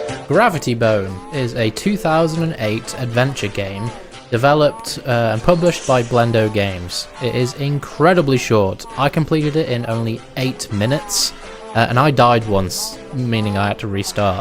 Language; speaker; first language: English; native; English